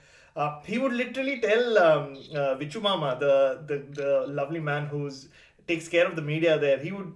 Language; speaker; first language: English; non-native, local second language; Tamil